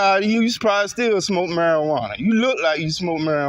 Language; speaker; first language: English; native; English